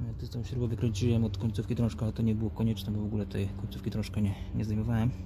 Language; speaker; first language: Polish; native; Polish